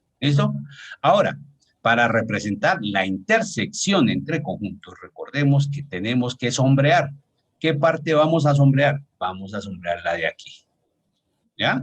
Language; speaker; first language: Spanish; native; Spanish